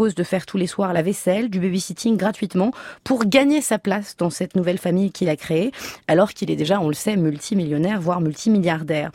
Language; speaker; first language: French; native; French